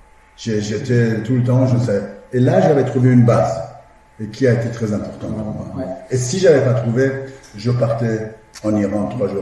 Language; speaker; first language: French; non-native, fluent; Persian